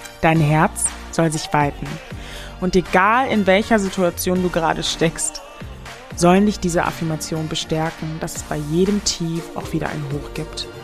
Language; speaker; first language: German; native; German